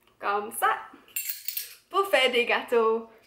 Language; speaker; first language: French; non-native, learner; English